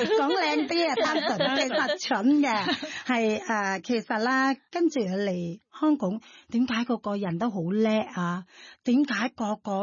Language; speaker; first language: Cantonese; non-native, learner; Thai